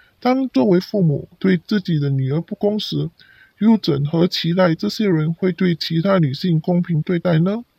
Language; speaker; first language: Chinese; non-native, local second language; Cantonese